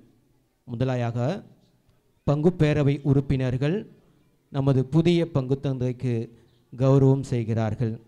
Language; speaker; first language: Tamil; native; Tamil